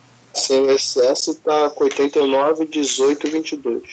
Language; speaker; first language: Portuguese; native; Portuguese